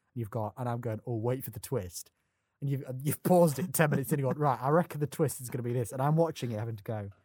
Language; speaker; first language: English; native; English